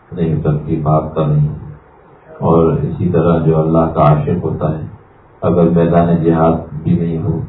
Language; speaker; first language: Urdu; native; Urdu